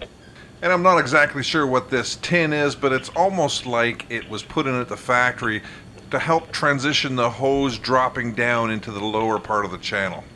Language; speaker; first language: English; native; English